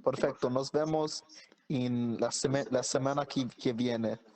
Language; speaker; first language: Spanish; non-native, learner; English